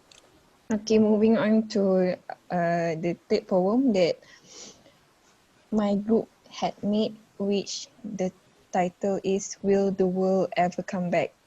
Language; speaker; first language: English; non-native, fluent; Malay